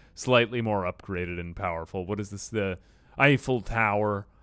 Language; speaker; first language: English; native; English